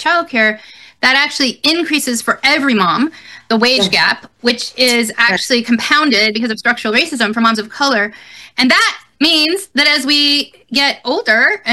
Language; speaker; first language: English; native; English